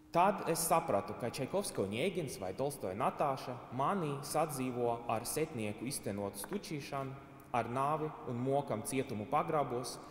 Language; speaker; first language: Latvian; non-native, local second language; Russian